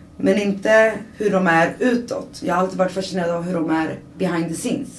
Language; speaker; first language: Swedish; early bilingual, other home language; Persian